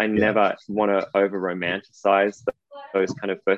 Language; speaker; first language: English; native; English